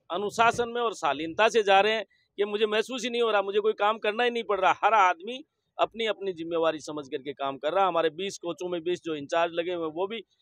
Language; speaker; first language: Hindi; native; Hindi